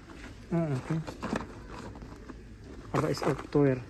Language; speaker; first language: German; non-native, learner; Filipino